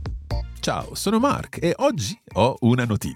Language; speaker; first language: Italian; non-native, fluent; English